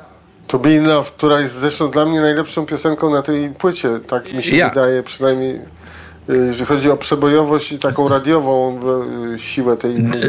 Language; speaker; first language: Polish; native; Polish